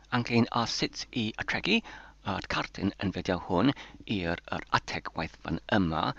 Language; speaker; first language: Welsh; non-native, local second language; English